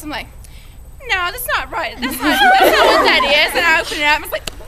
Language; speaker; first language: English; native; English